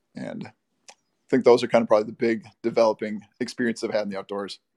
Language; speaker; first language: English; native; English